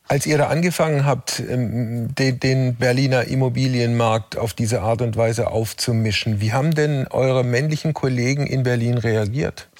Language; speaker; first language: German; native; German